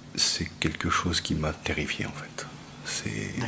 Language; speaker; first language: French; native; French